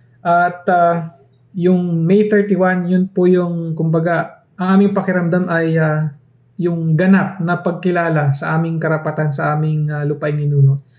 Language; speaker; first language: Filipino; non-native, local second language; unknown